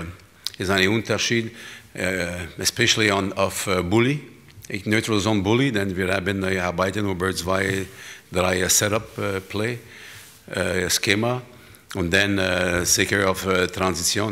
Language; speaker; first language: German; non-native, learner; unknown